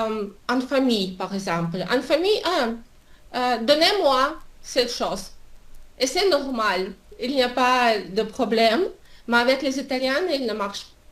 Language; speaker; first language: French; non-native, learner; Russian